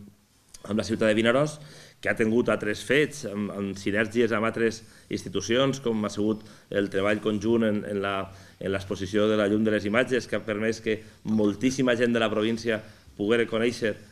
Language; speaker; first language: Catalan; native; Catalan